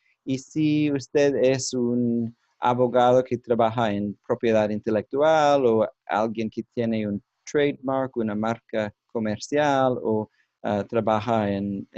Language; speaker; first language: Spanish; non-native, learner; English